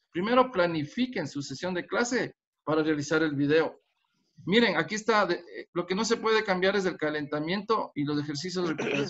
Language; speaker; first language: Spanish; native; Spanish